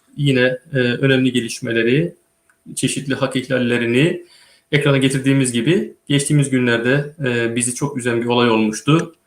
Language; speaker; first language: Turkish; native; Turkish